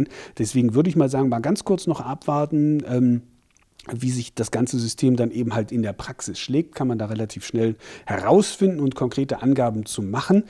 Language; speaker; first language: German; native; German